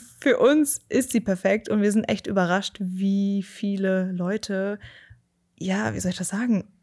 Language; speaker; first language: German; native; German